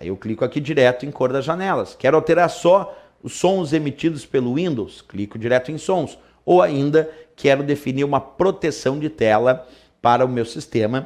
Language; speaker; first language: Portuguese; native; Portuguese